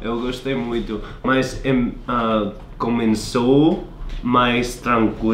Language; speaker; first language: Portuguese; non-native, learner; English